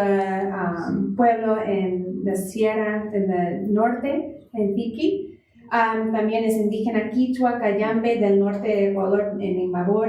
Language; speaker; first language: Spanish; non-native, fluent; English